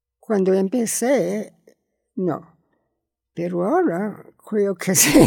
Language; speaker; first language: Spanish; non-native, learner; English